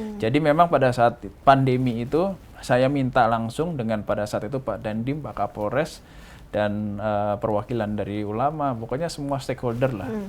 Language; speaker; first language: Indonesian; native; Indonesian